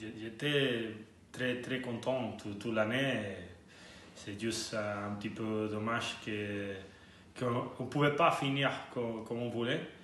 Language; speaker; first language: French; non-native, learner; Spanish